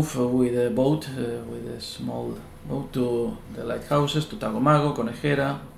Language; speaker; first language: English; non-native, learner; Spanish